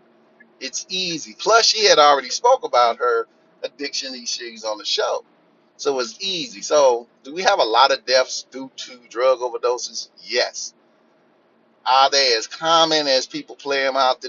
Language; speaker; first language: English; native; English